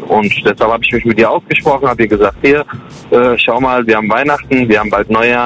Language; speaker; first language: German; early bilingual, other home language; Kurdish